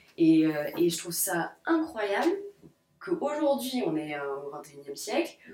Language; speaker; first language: French; native; French